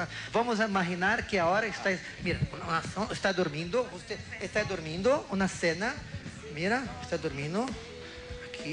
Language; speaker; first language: Spanish; non-native, learner; Portuguese